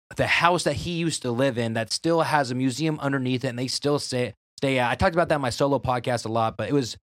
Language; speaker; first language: English; native; English